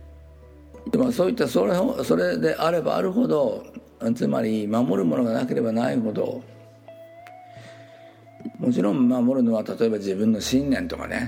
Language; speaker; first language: Japanese; native; Japanese